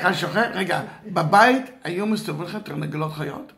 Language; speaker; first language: Hebrew; native; Hebrew